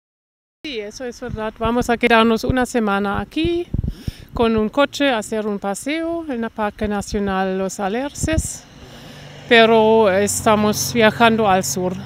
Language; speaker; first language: Spanish; non-native, learner; German